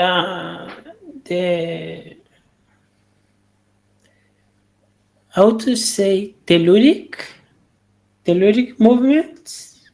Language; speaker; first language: English; non-native, learner; Spanish